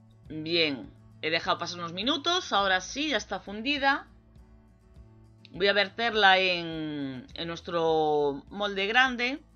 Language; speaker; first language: Spanish; native; Spanish